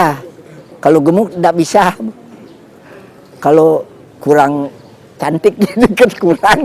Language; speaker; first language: Indonesian; non-native, local second language; Balinese